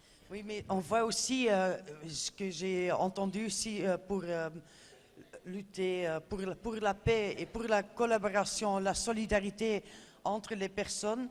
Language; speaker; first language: French; non-native, fluent; Dutch